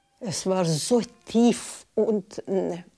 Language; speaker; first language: German; non-native, learner; Russian